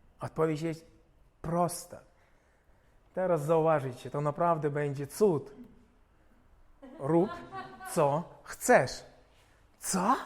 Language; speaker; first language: Polish; non-native, fluent; Ukrainian